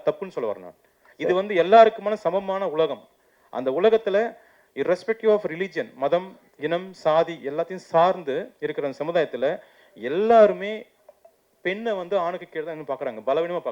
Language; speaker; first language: Tamil; native; Tamil